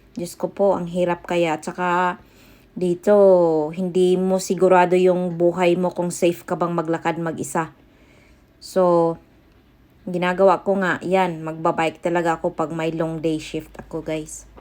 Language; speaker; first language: Filipino; non-native, local second language; Cebuano